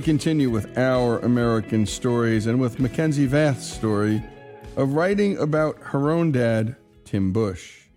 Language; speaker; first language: English; native; English